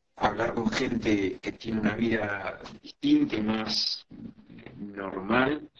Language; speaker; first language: Spanish; native; Spanish